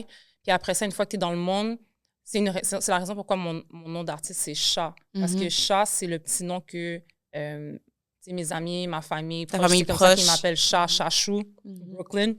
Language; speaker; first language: French; native; French